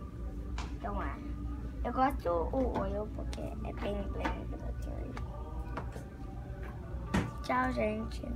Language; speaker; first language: Portuguese; early bilingual, heritage; Portuguese